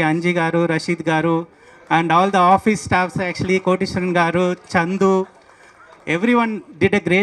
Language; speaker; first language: Telugu; non-native, learner; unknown